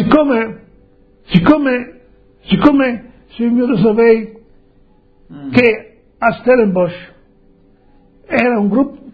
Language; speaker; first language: Italian; non-native, local second language; Friulian